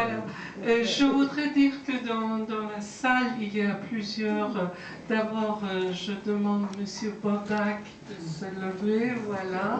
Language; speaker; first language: French; non-native, fluent; Persian